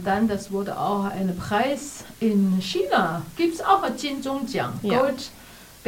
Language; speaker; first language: German; non-native, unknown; Chinese